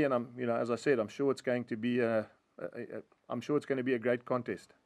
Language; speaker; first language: English; native; English